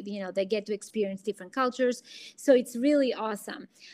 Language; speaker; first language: English; non-native, fluent; Greek